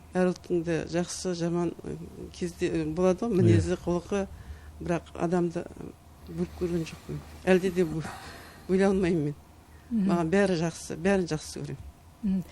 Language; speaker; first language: Kazakh; non-native, local second language; Uyghur